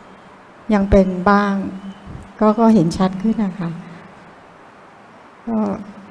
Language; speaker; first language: Thai; native; Thai